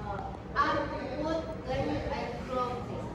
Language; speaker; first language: English; non-native, learner; Indonesian